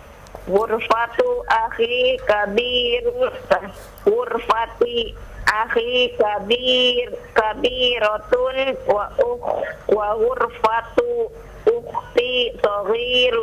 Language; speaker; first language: Arabic; non-native, learner; Indonesian